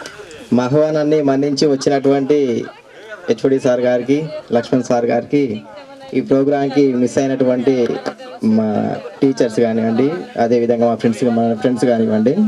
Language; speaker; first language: Telugu; native; Telugu